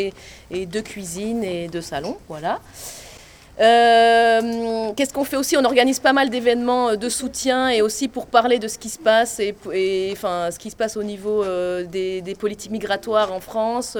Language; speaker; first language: French; native; French